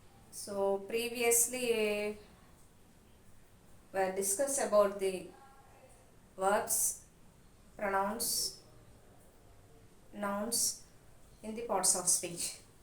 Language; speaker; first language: English; non-native, local second language; Telugu